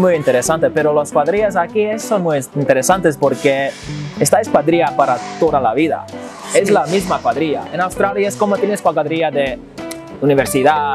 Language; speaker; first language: Spanish; non-native, fluent; English